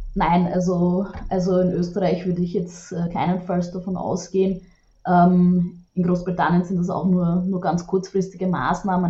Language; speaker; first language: German; native; German